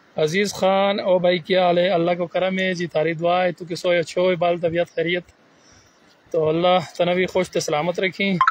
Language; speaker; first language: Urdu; non-native, local second language; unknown